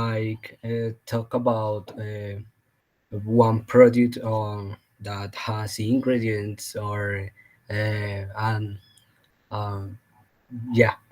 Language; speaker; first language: English; non-native, learner; Spanish